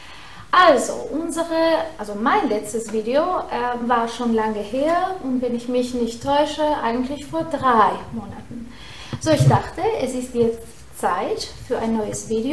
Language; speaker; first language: German; non-native, fluent; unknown